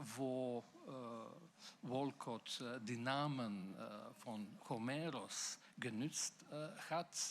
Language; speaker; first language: German; non-native, fluent; Slovenian